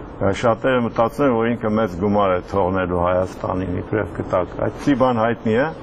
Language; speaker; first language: Armenian; native; Armenian